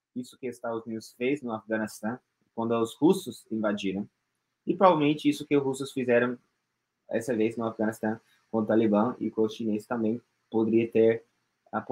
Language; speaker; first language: Portuguese; non-native, fluent; English